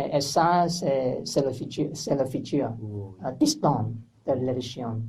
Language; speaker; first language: French; non-native, learner; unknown